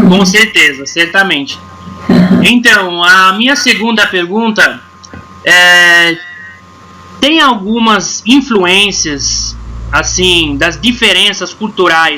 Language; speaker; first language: Portuguese; non-native, fluent; Arabic